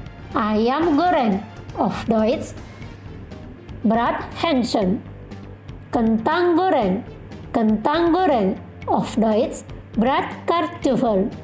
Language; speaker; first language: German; non-native, fluent; Indonesian